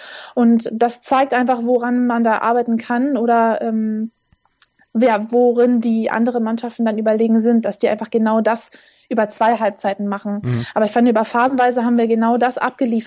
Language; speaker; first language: German; native; German